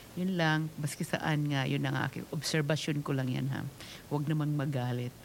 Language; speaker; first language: Filipino; native; Filipino